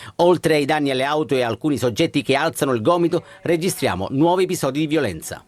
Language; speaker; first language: Italian; native; Italian